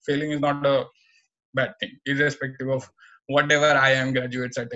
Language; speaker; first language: English; non-native, local second language; Bangla